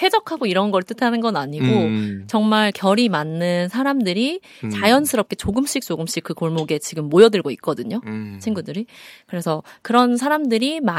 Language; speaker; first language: Korean; native; Korean